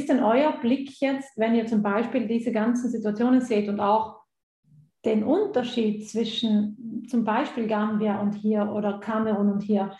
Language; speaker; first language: German; native; German